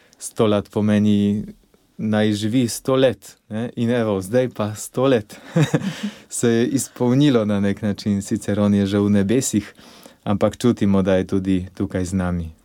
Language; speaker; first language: Slovenian; non-native, fluent; Polish